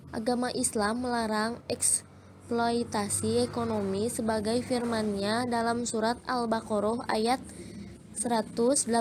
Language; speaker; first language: Indonesian; native; Indonesian